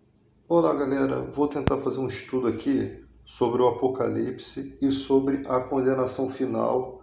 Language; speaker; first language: Portuguese; native; Portuguese